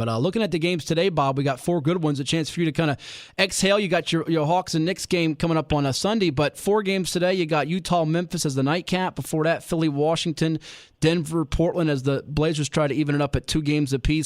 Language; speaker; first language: English; native; English